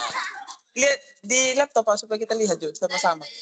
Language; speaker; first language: Indonesian; native; Indonesian